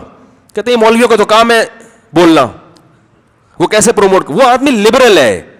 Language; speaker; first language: Urdu; native; Urdu